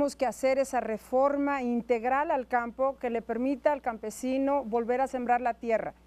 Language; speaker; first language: Spanish; native; Spanish